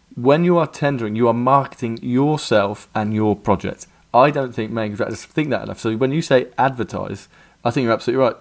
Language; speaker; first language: English; native; English